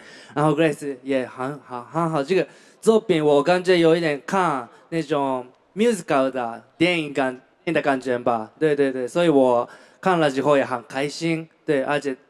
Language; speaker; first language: Chinese; non-native, learner; Japanese